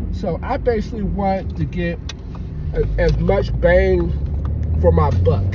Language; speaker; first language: English; native; English